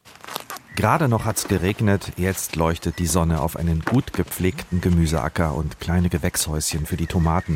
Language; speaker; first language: German; native; German